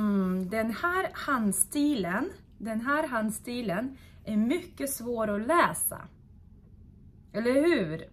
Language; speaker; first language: Swedish; non-native, fluent; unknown